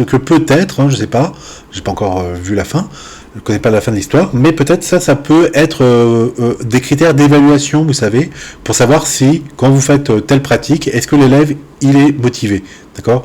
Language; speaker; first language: French; native; French